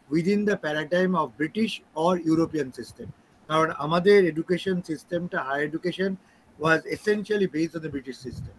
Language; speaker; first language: English; non-native, local second language; Bangla